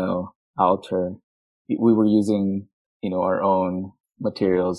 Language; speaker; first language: English; non-native, local second language; Filipino